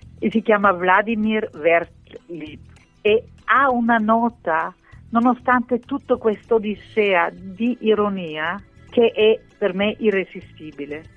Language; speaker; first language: Italian; non-native, fluent; German